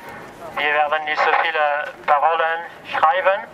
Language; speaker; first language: German; non-native, fluent; Catalan